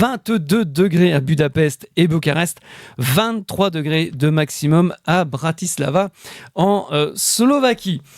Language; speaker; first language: French; native; French